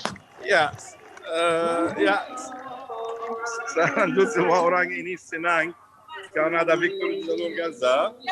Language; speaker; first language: Indonesian; non-native, learner; Arabic